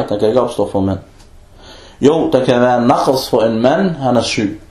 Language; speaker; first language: Danish; non-native, fluent; Arabic